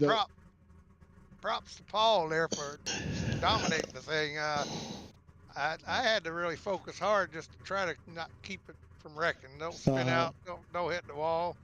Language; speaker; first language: English; native; English